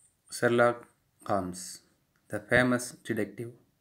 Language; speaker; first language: English; non-native, local second language; Tamil